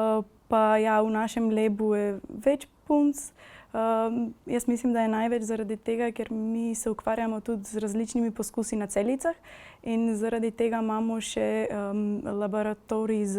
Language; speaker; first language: Slovenian; non-native, fluent; Macedonian